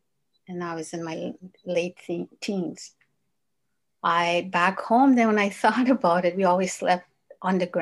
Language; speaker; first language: English; non-native, fluent; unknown